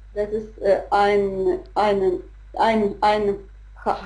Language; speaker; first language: German; non-native, learner; Russian